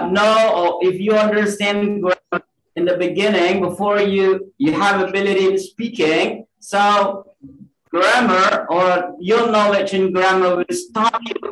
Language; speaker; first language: English; non-native, fluent; Indonesian